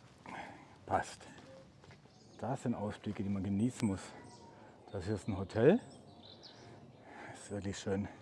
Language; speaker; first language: German; native; German